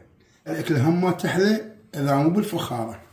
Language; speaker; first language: Arabic; native; Arabic